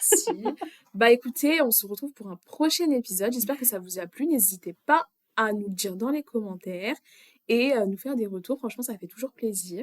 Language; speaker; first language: French; native; French